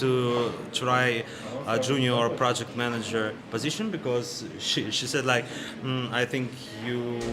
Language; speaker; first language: English; non-native, learner; Russian